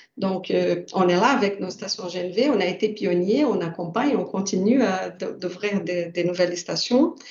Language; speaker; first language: French; non-native, fluent; Portuguese